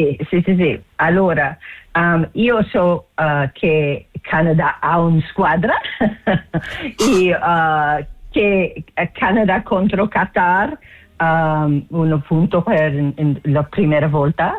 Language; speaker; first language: Italian; non-native, learner; English